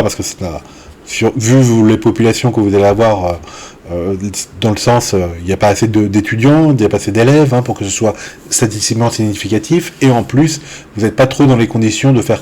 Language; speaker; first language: French; native; French